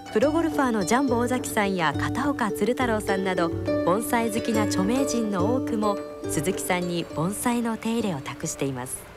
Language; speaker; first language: Japanese; native; Japanese